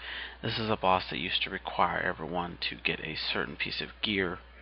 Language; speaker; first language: English; native; English